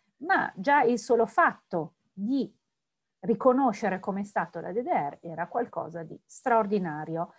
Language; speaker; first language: Italian; native; Italian